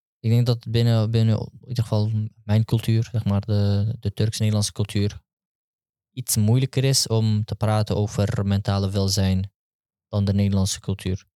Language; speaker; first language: Dutch; early bilingual, other home language; Turkish